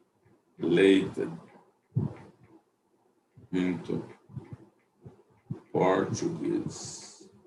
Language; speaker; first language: English; non-native, fluent; Portuguese